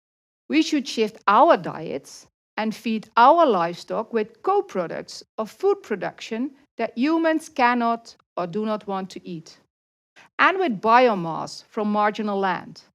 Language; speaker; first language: English; non-native, fluent; Dutch